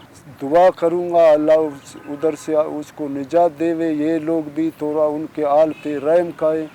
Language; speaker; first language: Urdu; non-native, local second language; Baluchi